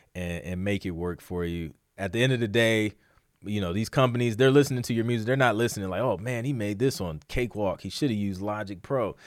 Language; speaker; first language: English; native; English